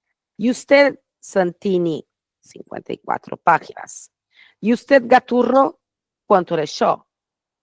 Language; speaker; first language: Spanish; non-native, fluent; Portuguese